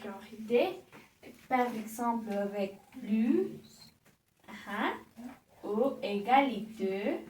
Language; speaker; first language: French; non-native, learner; Spanish